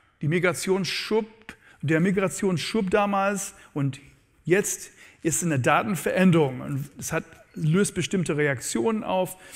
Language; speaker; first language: German; non-native, fluent; English